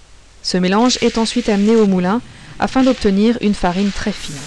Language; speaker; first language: French; native; French